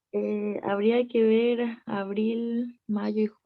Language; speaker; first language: Spanish; native; Spanish